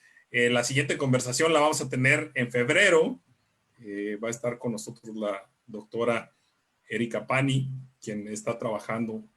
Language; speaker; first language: Spanish; native; Spanish